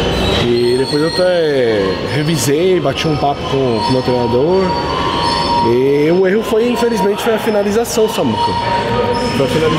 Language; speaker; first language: Portuguese; native; Portuguese